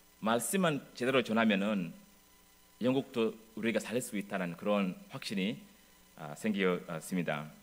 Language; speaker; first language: Korean; non-native, fluent; English